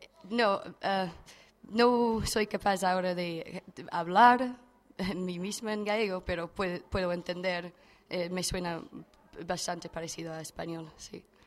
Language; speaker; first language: Spanish; non-native, fluent; English